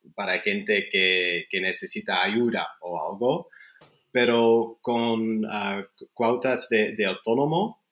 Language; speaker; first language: Spanish; non-native, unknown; Dutch